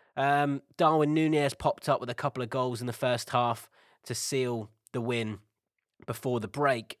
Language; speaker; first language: English; native; English